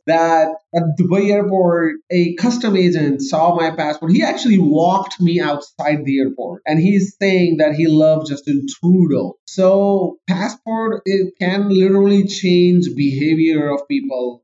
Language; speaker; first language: English; non-native, local second language; Urdu